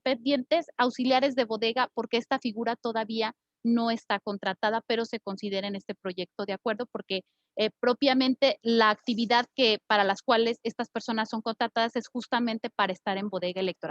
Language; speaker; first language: Spanish; native; Spanish